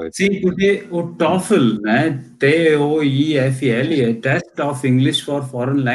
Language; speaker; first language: Portuguese; non-native, local second language; Hindi